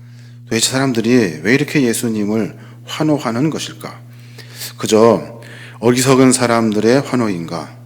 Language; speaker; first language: Korean; native; Korean